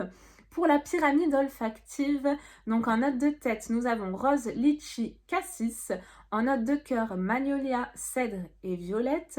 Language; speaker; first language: French; native; French